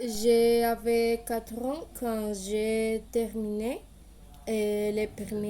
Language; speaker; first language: French; non-native, learner; Spanish